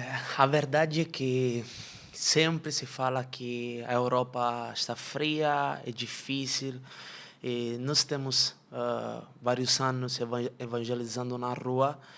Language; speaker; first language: Portuguese; non-native, fluent; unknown